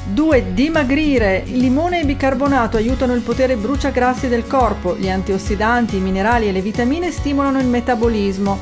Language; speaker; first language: Italian; native; Italian